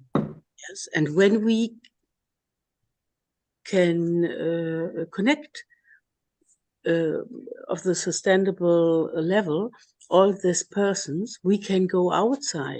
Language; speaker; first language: English; non-native, learner; German